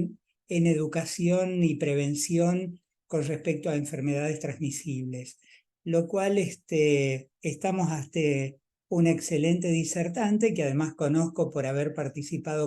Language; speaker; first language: Spanish; native; Spanish